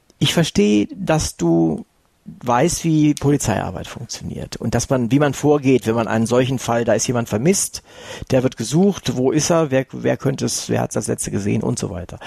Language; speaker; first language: German; native; German